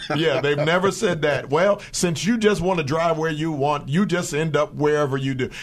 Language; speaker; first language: English; native; English